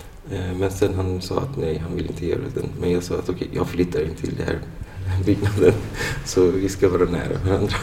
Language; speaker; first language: Swedish; non-native, fluent; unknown